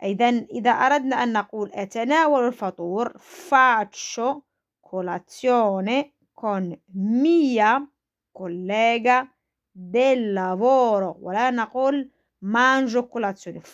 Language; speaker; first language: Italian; non-native, fluent; Arabic